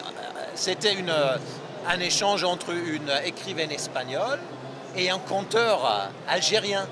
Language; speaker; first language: French; non-native, fluent; German